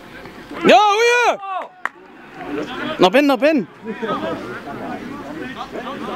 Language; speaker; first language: Dutch; native; Dutch